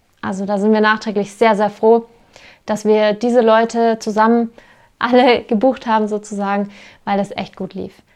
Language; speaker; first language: German; native; German